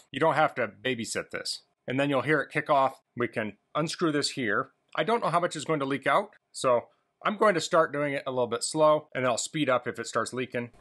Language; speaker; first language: English; native; English